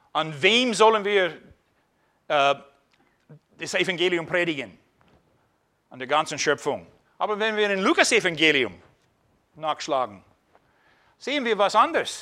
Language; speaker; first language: German; non-native, fluent; English